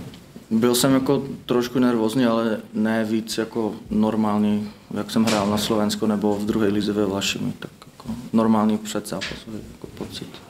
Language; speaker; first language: Czech; non-native, fluent; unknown